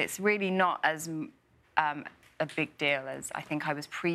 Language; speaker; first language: English; native; English